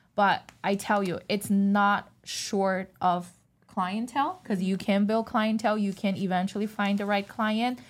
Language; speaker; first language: English; non-native, fluent; Chinese